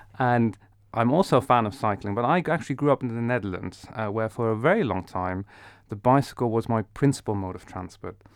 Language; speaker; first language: English; non-native, fluent; Dutch